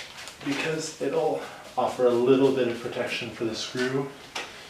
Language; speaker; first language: English; native; English